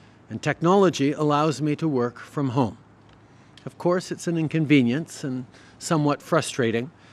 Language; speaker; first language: English; native; English